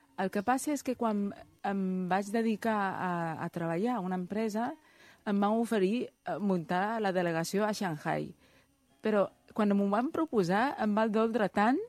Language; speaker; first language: Catalan; early bilingual, other home language; Chinese